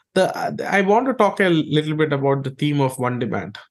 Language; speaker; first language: English; non-native, local second language; Malayalam